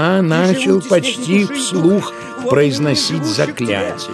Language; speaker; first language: Russian; native; Russian